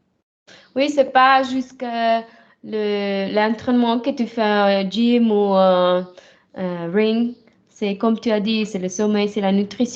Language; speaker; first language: French; non-native, fluent; German